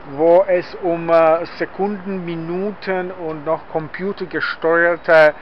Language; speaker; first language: German; non-native, fluent; Czech